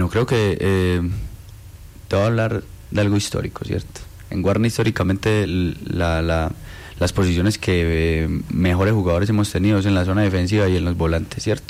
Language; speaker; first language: Spanish; native; Spanish